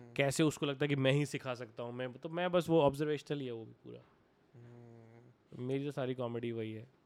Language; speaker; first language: Hindi; native; Hindi